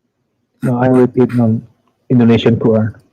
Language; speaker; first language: English; non-native, learner; Indonesian